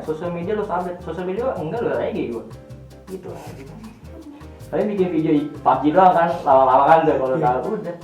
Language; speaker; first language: Indonesian; native; Indonesian